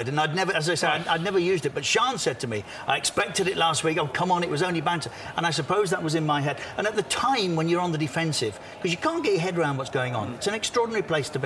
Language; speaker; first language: English; native; English